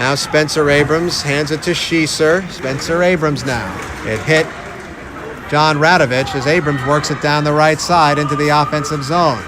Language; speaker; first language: English; native; English